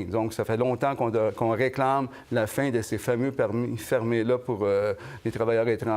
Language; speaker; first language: French; native; French